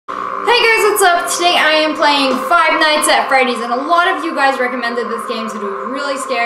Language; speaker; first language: English; native; English